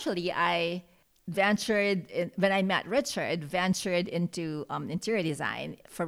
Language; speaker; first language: English; non-native, local second language; Filipino